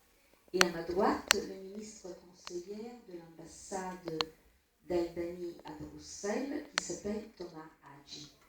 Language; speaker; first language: French; non-native, fluent; Italian